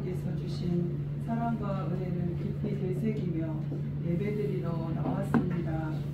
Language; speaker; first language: Korean; native; Korean